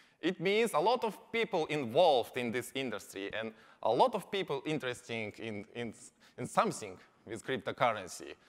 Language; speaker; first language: English; non-native, learner; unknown